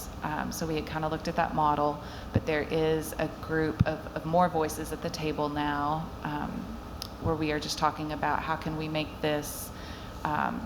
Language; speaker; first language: English; native; English